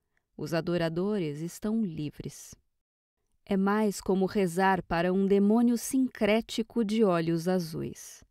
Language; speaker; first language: Portuguese; native; Portuguese